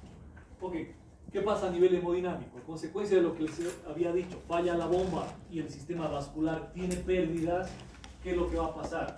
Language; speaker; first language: Spanish; native; Spanish